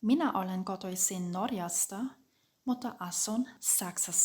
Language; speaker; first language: Finnish; non-native, fluent; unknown